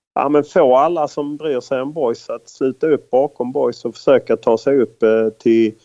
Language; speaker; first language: Swedish; native; Swedish